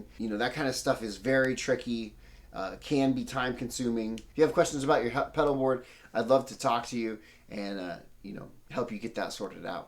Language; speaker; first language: English; native; English